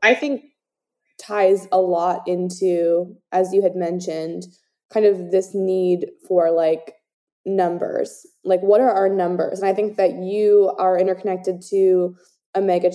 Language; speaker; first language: English; native; English